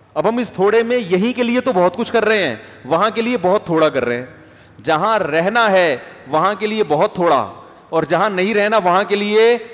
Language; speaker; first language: Urdu; native; Urdu